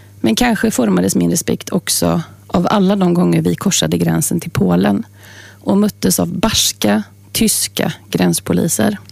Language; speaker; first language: Swedish; native; Swedish